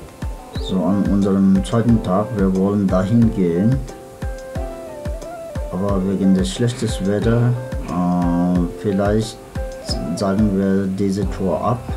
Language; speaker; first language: German; non-native, fluent; Nepali